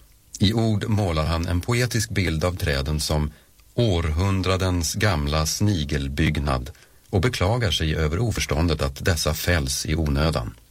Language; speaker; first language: Swedish; native; Swedish